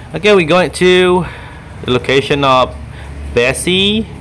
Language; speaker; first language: English; non-native, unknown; Indonesian